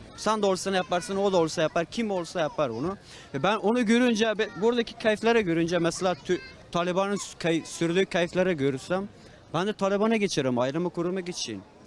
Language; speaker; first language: Turkish; non-native, fluent; Persian